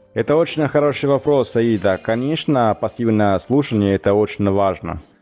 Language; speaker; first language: Russian; non-native, fluent; Italian